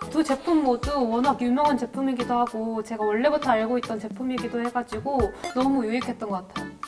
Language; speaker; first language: Korean; native; Korean